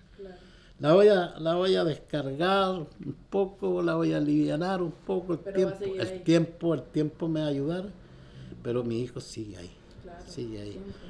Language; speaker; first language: Spanish; native; Spanish